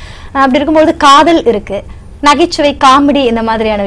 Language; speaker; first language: Tamil; native; Tamil